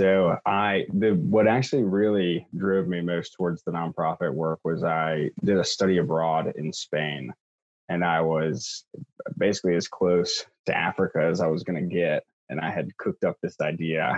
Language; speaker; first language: English; native; English